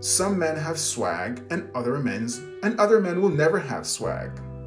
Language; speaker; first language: English; native; English